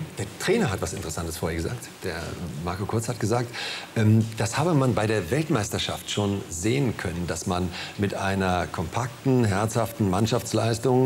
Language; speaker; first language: German; native; German